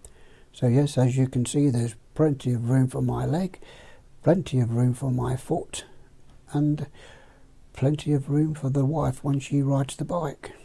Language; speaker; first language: English; native; English